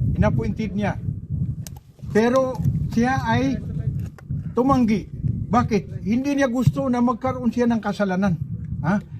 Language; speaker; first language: Filipino; non-native, local second language; Maranao